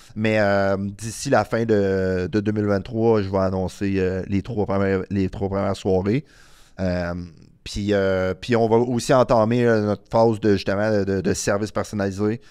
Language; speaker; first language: French; native; French